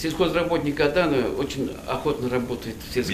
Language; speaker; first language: Russian; non-native, fluent; Turkish